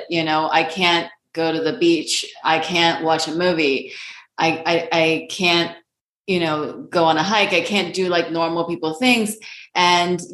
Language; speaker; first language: English; non-native, local second language; Cantonese